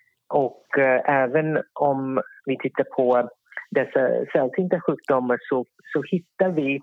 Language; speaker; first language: Swedish; non-native, fluent; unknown